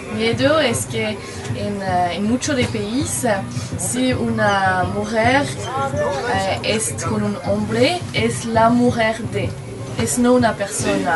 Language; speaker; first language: Spanish; non-native, learner; French